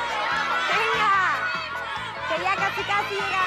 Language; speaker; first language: Spanish; native; Spanish